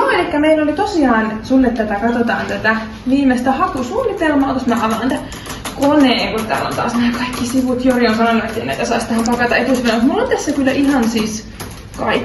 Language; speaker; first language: Finnish; native; Finnish